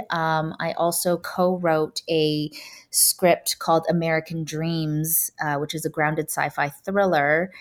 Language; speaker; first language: English; native; English